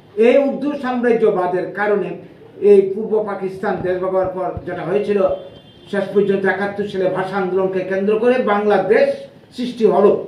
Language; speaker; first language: Bangla; native; Bangla